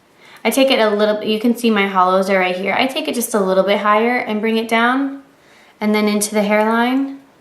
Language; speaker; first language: English; native; English